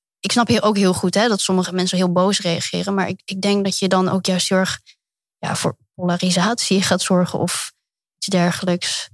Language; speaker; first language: Dutch; early bilingual, other home language; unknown